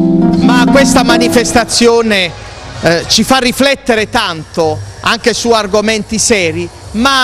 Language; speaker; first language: Italian; native; Italian